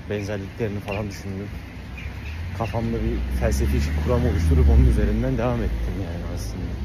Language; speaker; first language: Turkish; native; Turkish